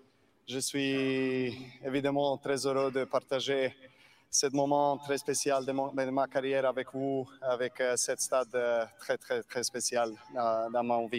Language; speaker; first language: French; non-native, learner; Serbian